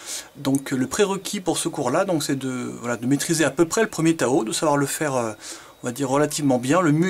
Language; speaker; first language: French; native; French